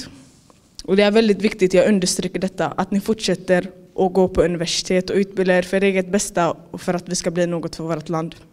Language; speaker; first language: Swedish; early bilingual, other home language; Somali